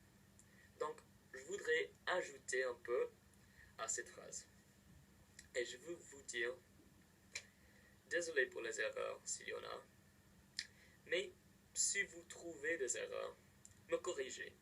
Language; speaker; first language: French; non-native, fluent; English